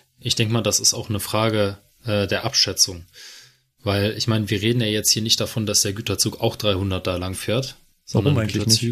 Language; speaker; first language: German; native; German